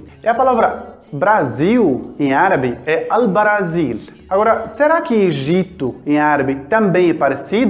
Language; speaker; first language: Portuguese; non-native, fluent; Arabic